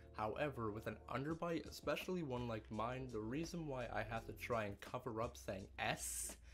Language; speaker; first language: English; native; English